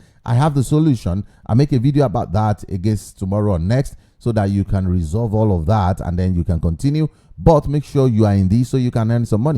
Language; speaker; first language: English; non-native, local second language; Yoruba